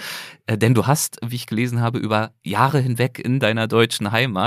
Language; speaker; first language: German; native; German